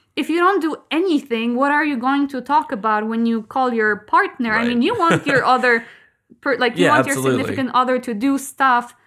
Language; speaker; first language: English; non-native, fluent; Polish